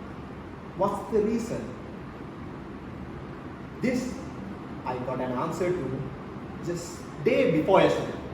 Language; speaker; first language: English; non-native, local second language; Sinhala